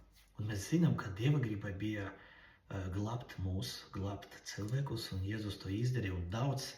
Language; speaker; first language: Latvian; non-native, local second language; Russian